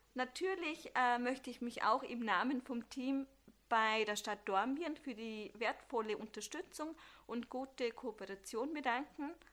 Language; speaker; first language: German; early bilingual, other home language; Turkish